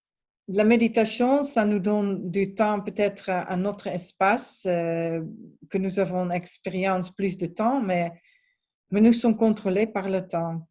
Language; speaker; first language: French; non-native, learner; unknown